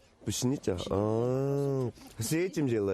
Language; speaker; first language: Russian; non-native, learner; Korean